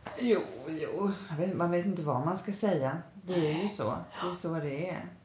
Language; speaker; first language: Swedish; native; Swedish